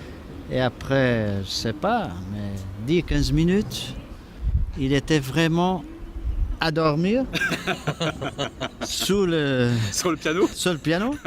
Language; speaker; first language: French; non-native, fluent; Portuguese